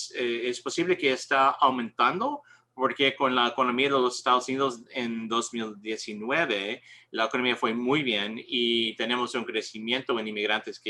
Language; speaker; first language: Spanish; non-native, learner; English